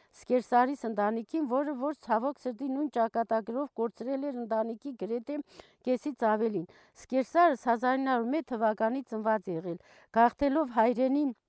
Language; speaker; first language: Armenian; non-native, local second language; Kurdish